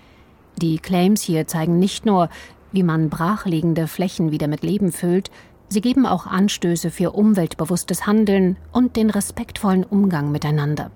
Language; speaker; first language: German; native; German